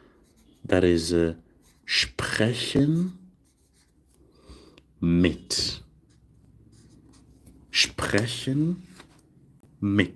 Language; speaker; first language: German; non-native, fluent; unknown